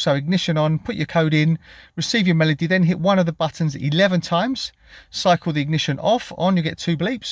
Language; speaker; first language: English; native; English